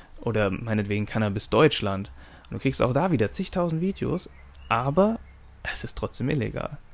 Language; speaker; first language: German; native; German